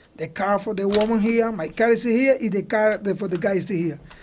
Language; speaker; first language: English; non-native, learner; Spanish